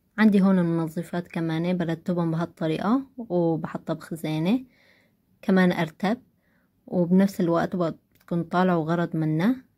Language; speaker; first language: Arabic; non-native, local second language; Kurdish